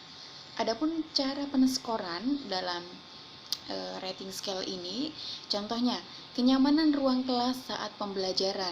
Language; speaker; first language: Indonesian; native; Indonesian